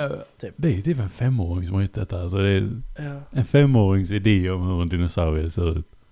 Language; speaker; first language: Swedish; native; Swedish